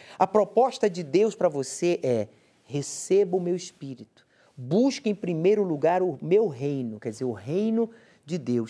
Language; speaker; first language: Portuguese; native; Portuguese